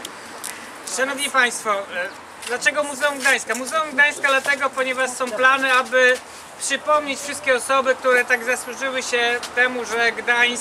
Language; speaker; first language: Polish; native; Polish